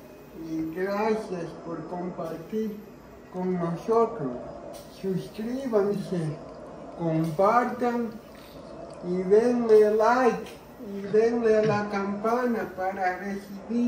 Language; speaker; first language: Spanish; early bilingual, heritage; Spanish